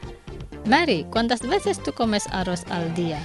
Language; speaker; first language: Spanish; non-native, learner; Indonesian